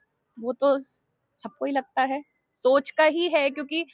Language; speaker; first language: Hindi; native; Hindi